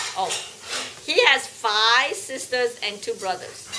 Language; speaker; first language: English; non-native, fluent; Hmong